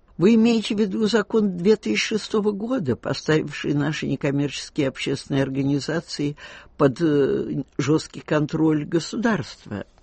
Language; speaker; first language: Russian; native; Russian